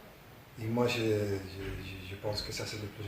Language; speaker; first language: French; non-native, learner; Dutch